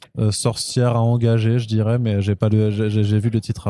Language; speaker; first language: French; native; French